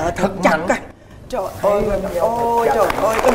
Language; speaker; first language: Vietnamese; native; Vietnamese